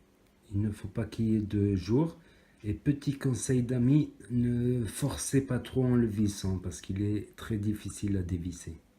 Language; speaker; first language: French; native; French